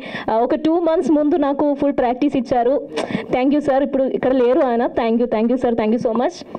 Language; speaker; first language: Telugu; non-native, learner; Malayalam